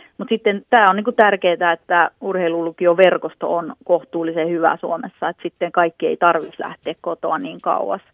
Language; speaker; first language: Finnish; native; Finnish